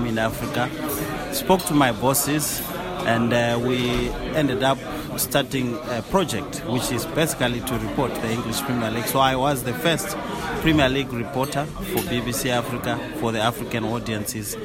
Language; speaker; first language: English; non-native, local second language; Shona